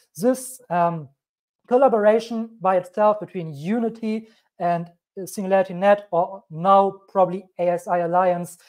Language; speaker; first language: English; non-native, fluent; German